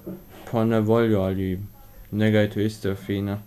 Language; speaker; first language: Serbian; early bilingual, heritage; Serbian